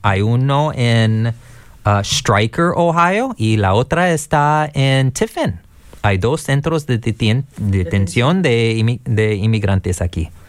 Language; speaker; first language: Spanish; non-native, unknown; English